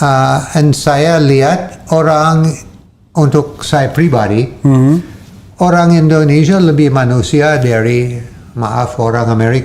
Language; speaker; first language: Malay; non-native, fluent; English